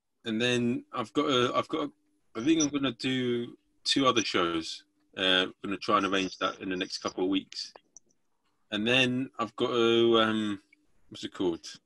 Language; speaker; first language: English; native; English